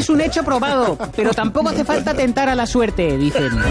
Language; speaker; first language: Spanish; native; Spanish